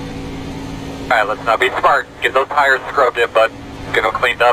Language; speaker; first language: English; native; English